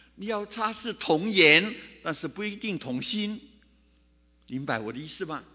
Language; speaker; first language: Chinese; non-native, local second language; Cantonese